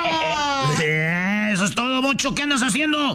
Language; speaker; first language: Spanish; native; Spanish